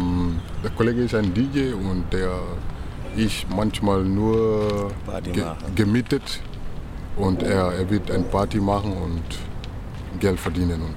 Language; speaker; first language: German; non-native, learner; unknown